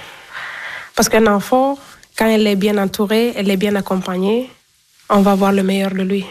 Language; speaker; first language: French; non-native, fluent; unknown